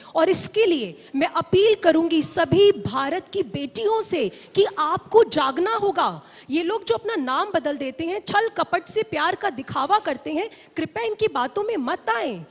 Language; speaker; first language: Hindi; native; Hindi